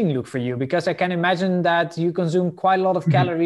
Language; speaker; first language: English; non-native, fluent; Dutch